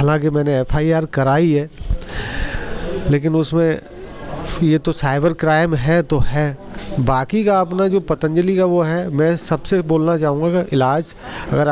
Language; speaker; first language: Hindi; native; Hindi